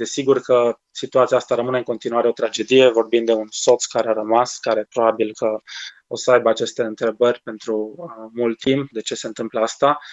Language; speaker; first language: Romanian; native; Romanian